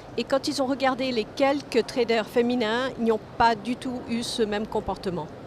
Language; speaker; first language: French; non-native, fluent; English